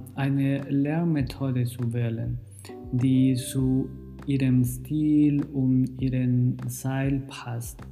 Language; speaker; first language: German; non-native, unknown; Spanish